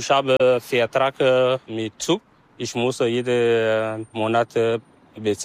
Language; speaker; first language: German; non-native, learner; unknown